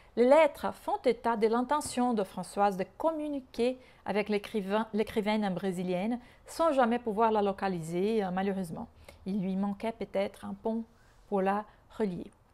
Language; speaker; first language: French; non-native, fluent; Portuguese